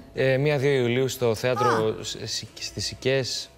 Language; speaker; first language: Greek; early bilingual, other home language; Albanian